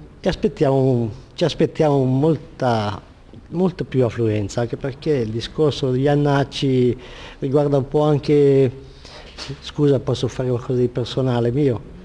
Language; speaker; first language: Italian; native; Italian